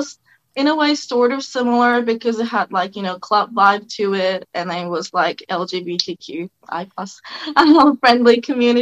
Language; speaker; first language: English; non-native, local second language; Japanese